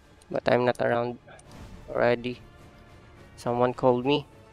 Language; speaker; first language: English; non-native, local second language; Filipino